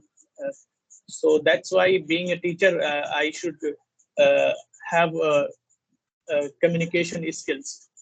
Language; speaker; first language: English; non-native, learner; Hindi